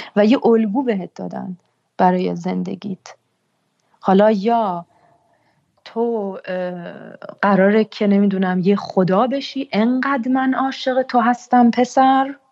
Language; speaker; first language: Persian; early bilingual, heritage; Persian